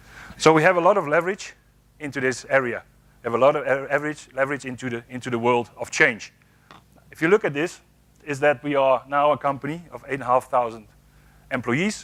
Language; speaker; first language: English; non-native, fluent; Dutch